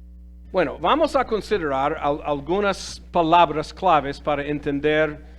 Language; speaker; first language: Spanish; non-native, fluent; English